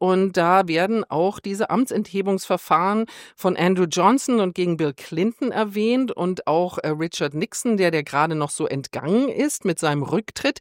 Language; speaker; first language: German; native; German